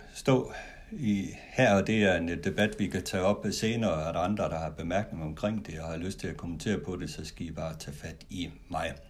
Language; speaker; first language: Danish; native; Danish